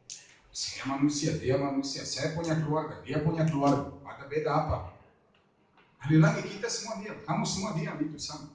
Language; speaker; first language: Indonesian; non-native, fluent; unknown